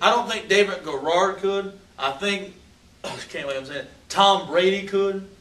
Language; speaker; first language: English; native; English